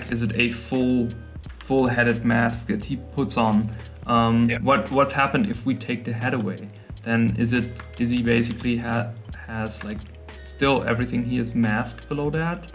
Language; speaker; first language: English; non-native, fluent; German